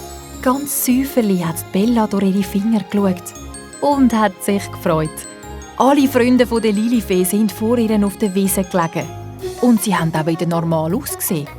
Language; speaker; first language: German; native; German